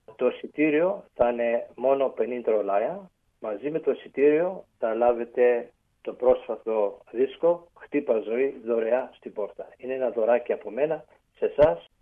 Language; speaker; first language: Greek; early bilingual, heritage; Greek